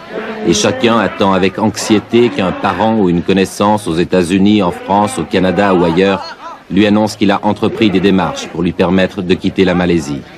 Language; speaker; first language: French; native; French